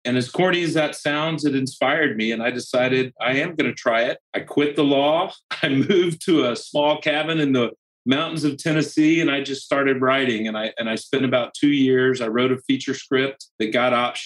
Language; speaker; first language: English; native; English